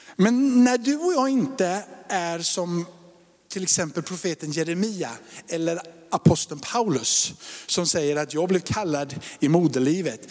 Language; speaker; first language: Swedish; native; Swedish